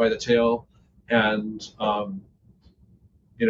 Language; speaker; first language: English; native; English